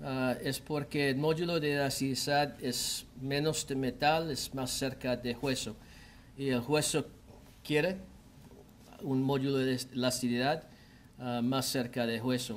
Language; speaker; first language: Spanish; non-native, learner; English